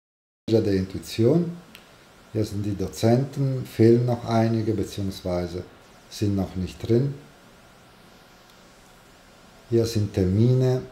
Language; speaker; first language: German; non-native, fluent; Italian